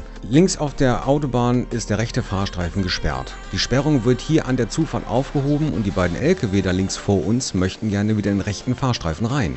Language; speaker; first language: German; native; German